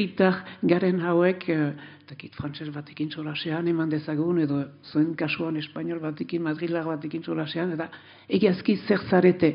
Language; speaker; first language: Basque; native; Basque